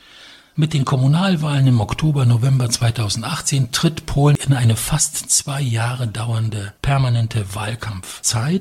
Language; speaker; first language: German; non-native, fluent; Polish